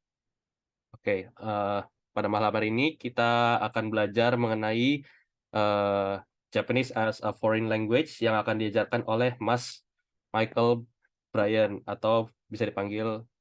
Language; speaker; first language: Indonesian; native; Indonesian